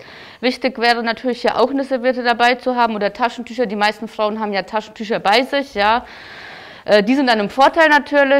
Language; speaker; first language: German; native; German